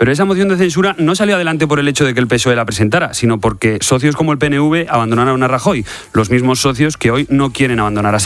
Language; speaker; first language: Spanish; native; Spanish